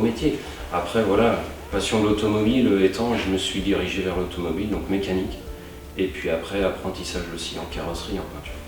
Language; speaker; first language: French; native; French